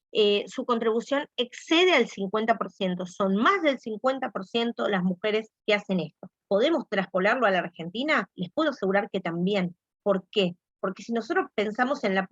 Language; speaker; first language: Spanish; native; Spanish